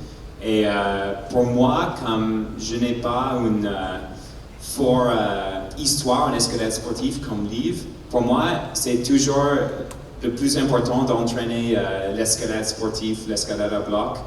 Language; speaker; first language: French; non-native, learner; English